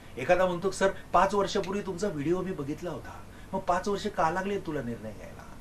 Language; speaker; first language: Marathi; non-native, local second language; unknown